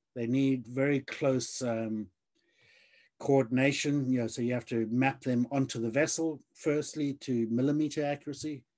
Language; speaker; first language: English; native; English